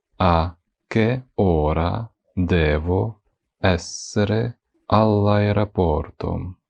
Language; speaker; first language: Italian; non-native, fluent; Ukrainian